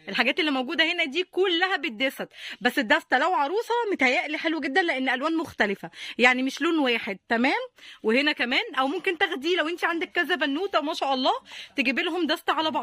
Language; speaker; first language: Arabic; native; Arabic